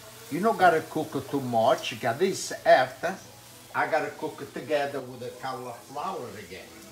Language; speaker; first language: English; non-native, learner; Italian